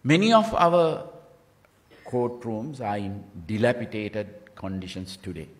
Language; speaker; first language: English; non-native, local second language; Sinhala